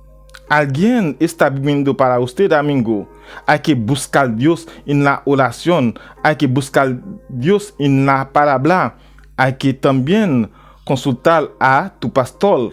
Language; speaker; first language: Spanish; non-native, learner; Haitian Creole